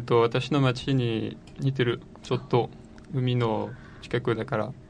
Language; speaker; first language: Japanese; non-native, learner; French